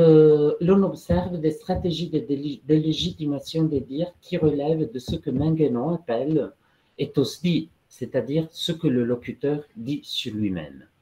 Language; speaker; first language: French; non-native, fluent; Italian